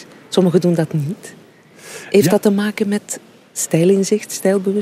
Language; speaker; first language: Dutch; native; Dutch